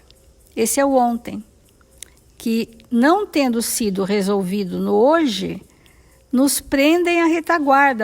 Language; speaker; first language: Portuguese; native; Portuguese